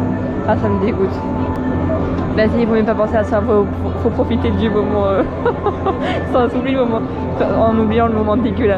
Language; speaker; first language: French; native; French